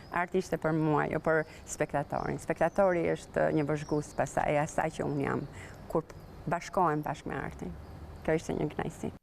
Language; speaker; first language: Albanian; native; Albanian